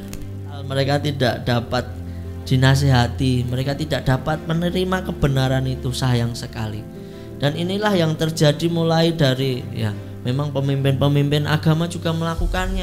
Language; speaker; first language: Indonesian; native; Indonesian